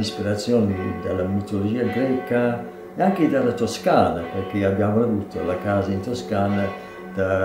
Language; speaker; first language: Italian; non-native, fluent; English